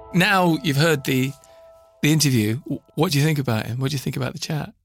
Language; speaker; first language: English; native; English